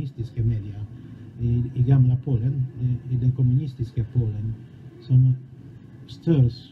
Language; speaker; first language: Swedish; non-native, fluent; Polish